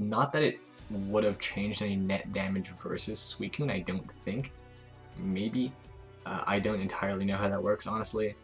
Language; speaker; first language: English; native; English